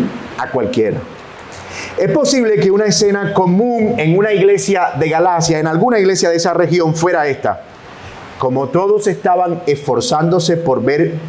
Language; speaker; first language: Spanish; native; Spanish